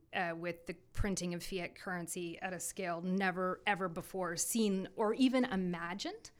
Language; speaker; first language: English; native; English